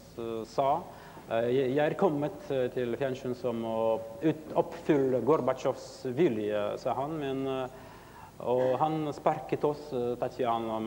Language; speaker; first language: Swedish; non-native, learner; Russian